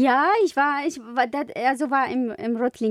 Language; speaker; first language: German; non-native, learner; Kurdish